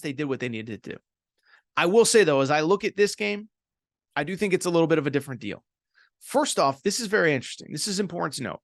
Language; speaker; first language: English; native; English